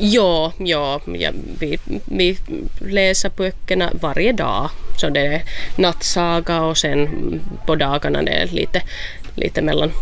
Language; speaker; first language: Swedish; non-native, local second language; Finnish